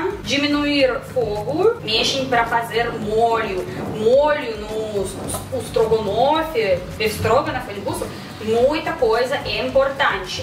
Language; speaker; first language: Portuguese; non-native, fluent; Russian